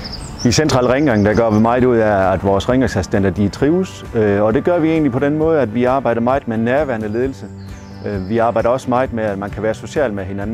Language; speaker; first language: Danish; native; Danish